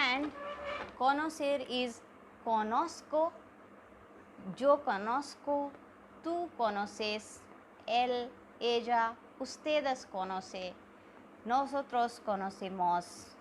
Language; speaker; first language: Spanish; non-native, fluent; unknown